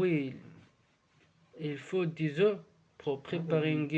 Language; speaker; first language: French; non-native, learner; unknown